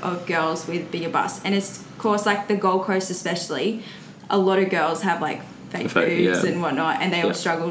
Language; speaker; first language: English; native; English